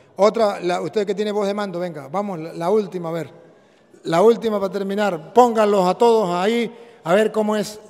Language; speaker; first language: Spanish; native; Spanish